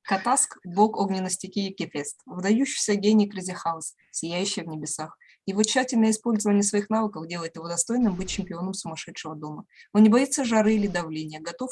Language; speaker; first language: Russian; native; Russian